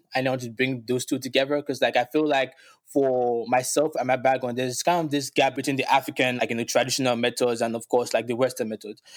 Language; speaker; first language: English; non-native, local second language; Yoruba